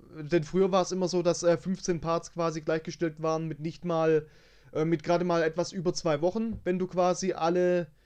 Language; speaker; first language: German; native; German